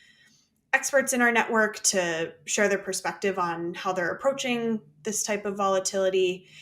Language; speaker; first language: English; native; English